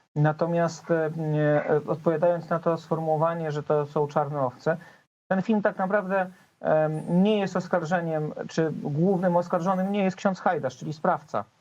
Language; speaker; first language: Polish; native; Polish